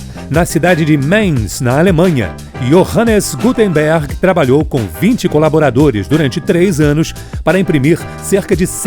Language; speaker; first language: Portuguese; native; Portuguese